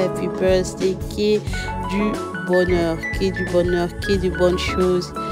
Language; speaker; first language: French; non-native, local second language; Lingala